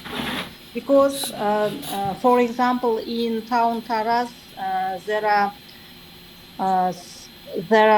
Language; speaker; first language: English; non-native, learner; Kazakh